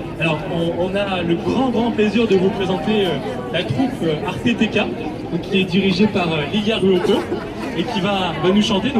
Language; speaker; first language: French; native; French